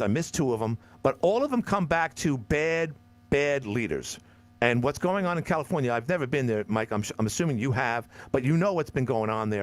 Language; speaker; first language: English; native; English